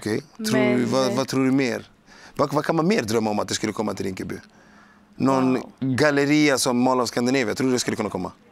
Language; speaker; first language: Swedish; native; Swedish